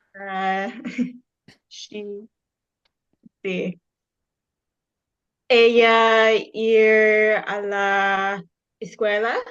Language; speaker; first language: Spanish; non-native, learner; English